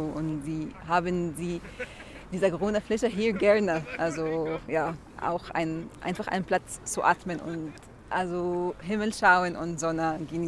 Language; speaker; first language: German; non-native, learner; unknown